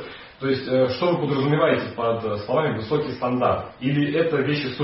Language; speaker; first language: Russian; native; Russian